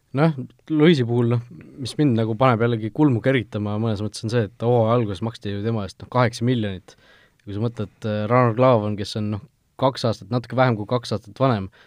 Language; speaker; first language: Estonian; native; Estonian